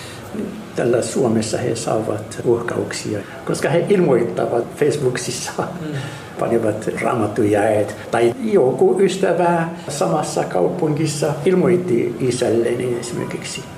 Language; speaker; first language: Finnish; non-native, fluent; Arabic